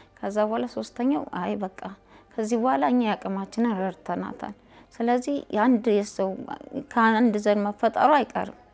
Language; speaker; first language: Amharic; native; Amharic